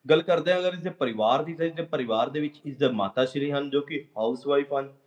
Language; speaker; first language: Hindi; non-native, local second language; Punjabi